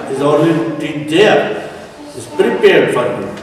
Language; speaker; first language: English; non-native, local second language; Urdu